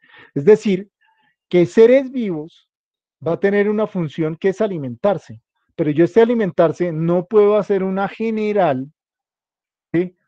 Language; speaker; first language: Spanish; native; Spanish